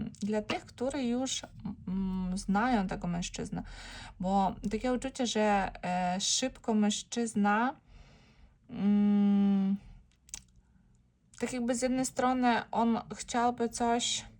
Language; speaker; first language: Polish; non-native, learner; Ukrainian